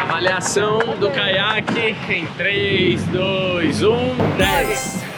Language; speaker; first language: Portuguese; native; Portuguese